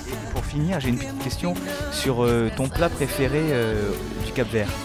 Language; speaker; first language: French; native; French